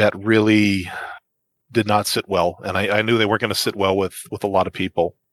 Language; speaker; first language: English; native; English